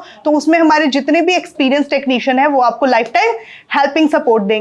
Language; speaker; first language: Hindi; native; Hindi